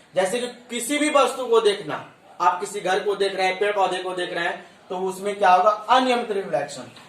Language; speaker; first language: Hindi; native; Hindi